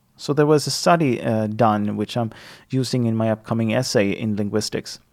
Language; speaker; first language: English; non-native, fluent; Swedish